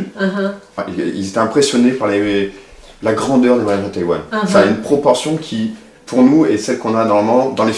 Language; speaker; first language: French; native; French